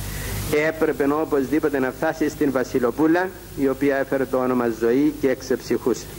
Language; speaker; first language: Greek; native; Greek